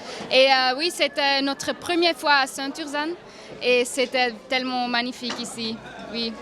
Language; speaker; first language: French; non-native, local second language; German